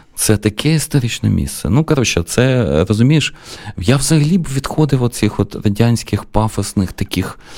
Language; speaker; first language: Ukrainian; non-native, local second language; Russian